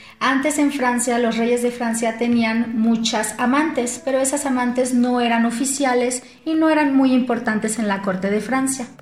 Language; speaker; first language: Spanish; non-native, fluent; French